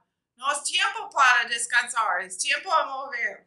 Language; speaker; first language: Spanish; non-native, fluent; English